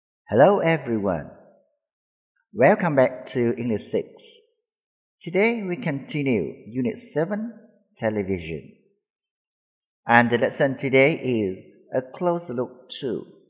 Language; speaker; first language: English; non-native, fluent; Vietnamese